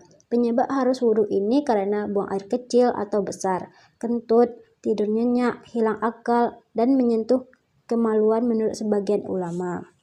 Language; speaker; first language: Indonesian; native; Indonesian